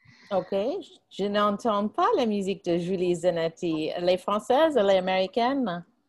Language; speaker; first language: French; non-native, fluent; English